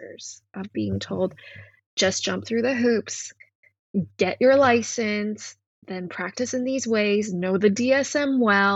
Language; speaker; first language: English; non-native, local second language; Cantonese